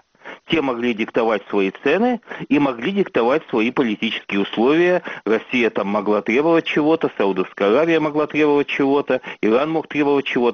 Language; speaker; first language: Russian; native; Russian